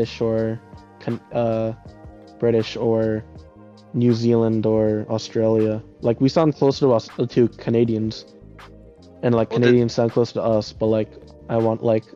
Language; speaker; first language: English; native; English